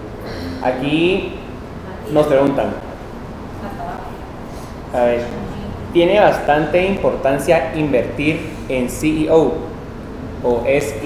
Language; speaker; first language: Spanish; native; Spanish